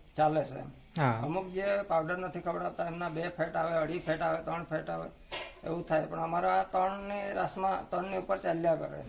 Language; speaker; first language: Gujarati; native; Gujarati